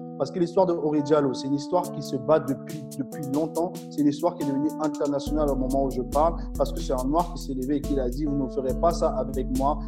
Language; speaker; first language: French; non-native, fluent; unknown